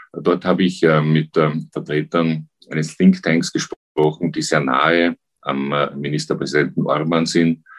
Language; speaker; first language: German; native; German